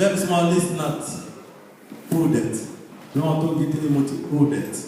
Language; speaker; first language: Swedish; non-native, fluent; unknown